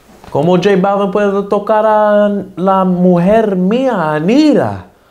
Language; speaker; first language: Spanish; early bilingual, heritage; Spanish